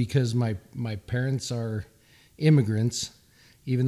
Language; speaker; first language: English; early bilingual, other home language; Swedish